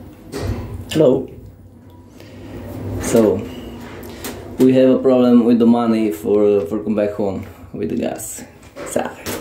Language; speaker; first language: English; non-native, learner; Romanian